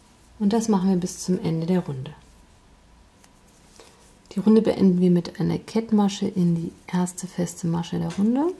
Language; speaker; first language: German; native; German